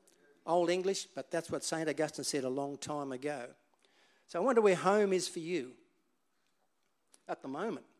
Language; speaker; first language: English; native; English